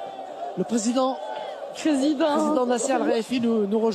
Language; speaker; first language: French; native; French